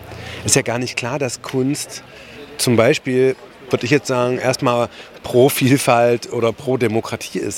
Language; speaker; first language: German; native; German